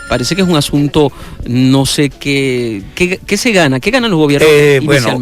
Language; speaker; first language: Spanish; native; Spanish